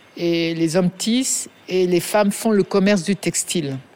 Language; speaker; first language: French; native; French